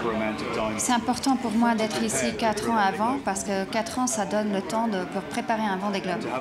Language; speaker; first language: French; non-native, fluent; English